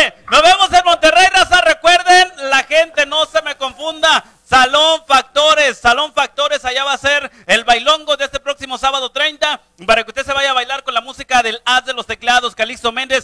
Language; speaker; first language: Spanish; native; Spanish